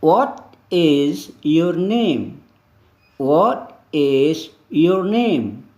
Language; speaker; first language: English; non-native, fluent; Indonesian